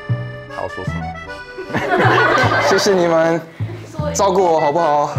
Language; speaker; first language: Chinese; early bilingual, heritage; English